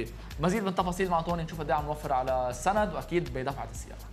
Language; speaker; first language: Arabic; native; Arabic